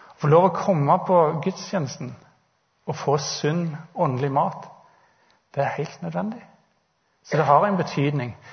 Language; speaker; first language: Norwegian; native; Norwegian